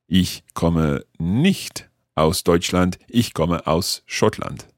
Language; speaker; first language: German; non-native, learner; English